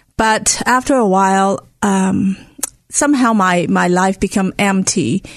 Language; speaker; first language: English; non-native, local second language; Cantonese